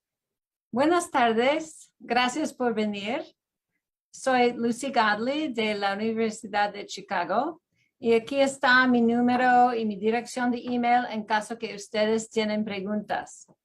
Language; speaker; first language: Spanish; non-native, fluent; English